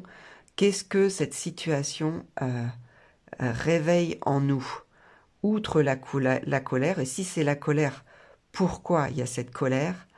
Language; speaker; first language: French; native; French